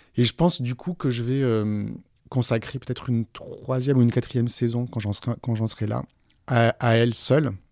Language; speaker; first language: French; native; French